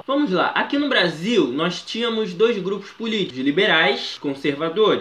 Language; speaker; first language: Portuguese; native; Portuguese